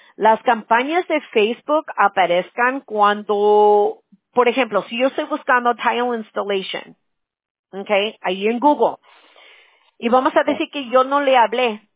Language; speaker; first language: Spanish; early bilingual, heritage; Spanish